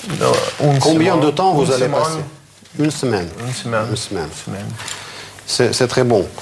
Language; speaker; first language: French; non-native, fluent; Russian